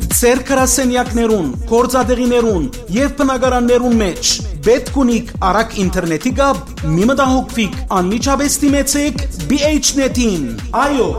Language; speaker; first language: Armenian; native; Armenian